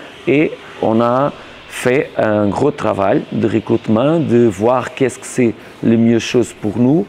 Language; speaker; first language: French; non-native, learner; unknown